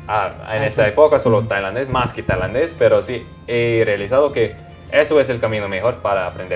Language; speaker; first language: Spanish; non-native, fluent; English